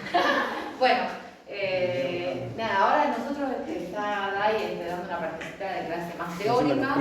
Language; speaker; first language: Spanish; native; Spanish